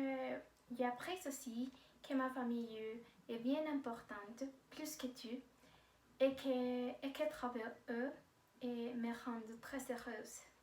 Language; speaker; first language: French; non-native, learner; Spanish